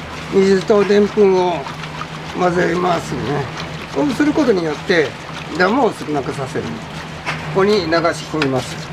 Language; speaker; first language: Japanese; native; Japanese